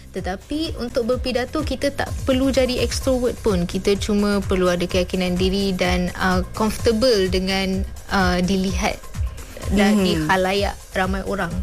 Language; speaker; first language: Malay; non-native, fluent; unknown